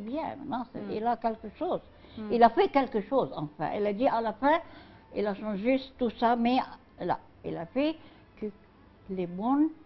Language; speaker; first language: French; non-native, learner; Arabic